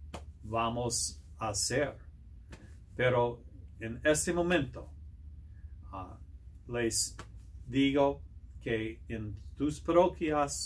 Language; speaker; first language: Spanish; non-native, learner; English